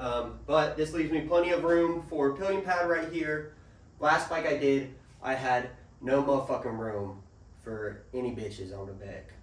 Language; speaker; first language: English; native; English